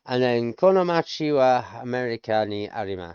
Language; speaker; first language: Japanese; non-native, learner; English